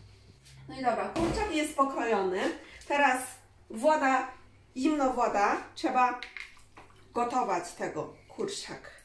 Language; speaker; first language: Polish; non-native, learner; Chinese